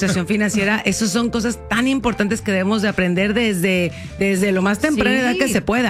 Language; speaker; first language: Spanish; native; Spanish